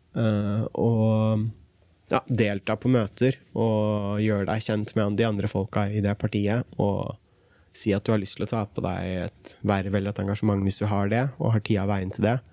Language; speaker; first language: Norwegian; early bilingual, other home language; Kurdish